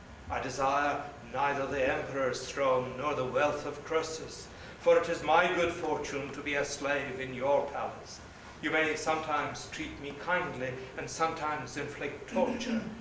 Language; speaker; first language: English; non-native, fluent; Turkish